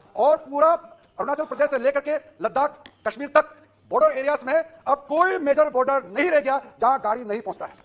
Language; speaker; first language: Hindi; non-native, local second language; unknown